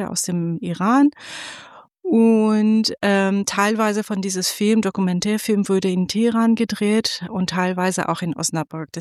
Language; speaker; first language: German; non-native, fluent; Persian